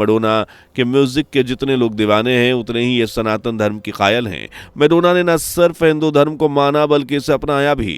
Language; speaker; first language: Hindi; native; Hindi